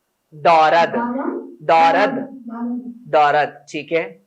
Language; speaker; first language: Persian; non-native, fluent; Urdu